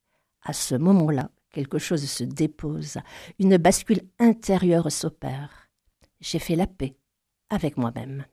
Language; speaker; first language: French; native; French